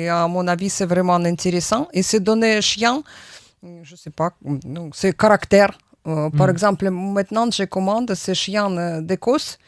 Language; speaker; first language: French; non-native, learner; Russian